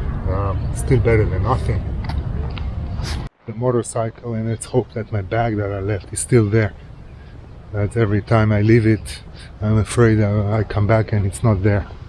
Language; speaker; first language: English; non-native, fluent; Hebrew